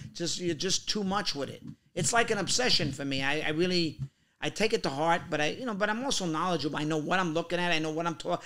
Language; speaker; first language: English; native; English